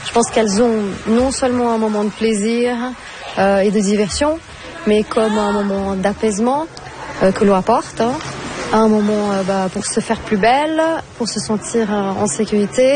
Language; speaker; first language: French; non-native, fluent; Portuguese